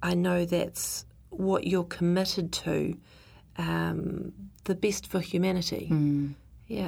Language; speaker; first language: English; native; English